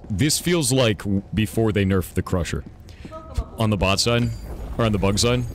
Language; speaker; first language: English; native; English